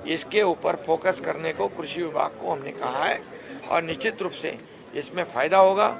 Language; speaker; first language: Hindi; non-native, local second language; Marathi